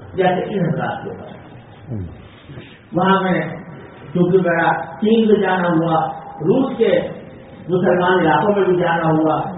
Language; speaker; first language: Urdu; native; Urdu